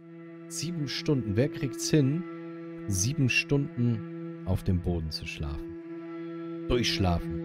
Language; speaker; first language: German; native; German